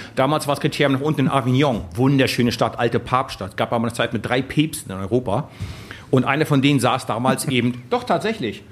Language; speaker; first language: German; native; German